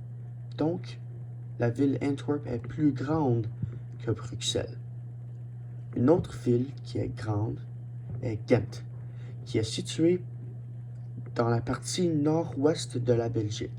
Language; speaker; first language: French; non-native, learner; English